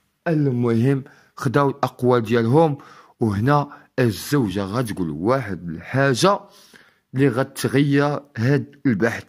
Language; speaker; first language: Arabic; native; Arabic